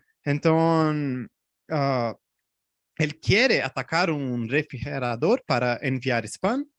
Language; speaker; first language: Spanish; non-native, fluent; Portuguese